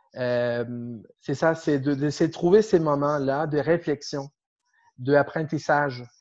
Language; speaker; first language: French; non-native, fluent; Spanish